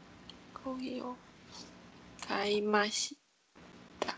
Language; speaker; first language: Japanese; non-native, learner; Chinese